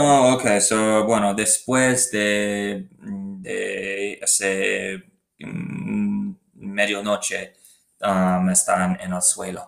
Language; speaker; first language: Spanish; non-native, learner; English